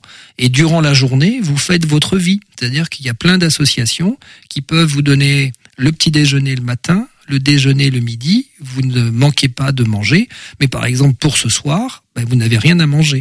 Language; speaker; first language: French; native; French